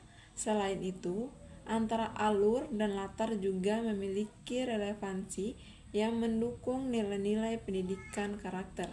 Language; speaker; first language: Indonesian; native; Indonesian